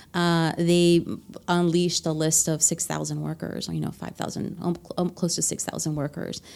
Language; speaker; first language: English; non-native, fluent; Spanish